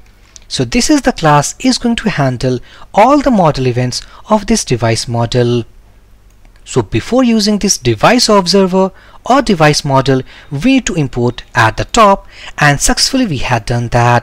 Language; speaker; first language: English; non-native, local second language; Hindi